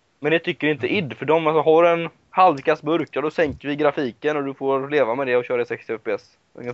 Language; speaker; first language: Swedish; native; Swedish